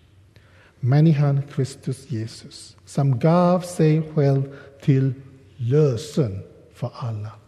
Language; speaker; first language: Swedish; non-native, fluent; English